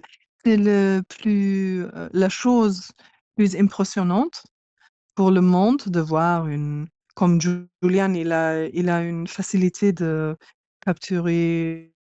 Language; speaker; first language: French; non-native, fluent; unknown